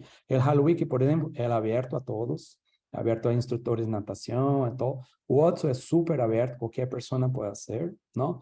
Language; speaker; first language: Spanish; non-native, fluent; Portuguese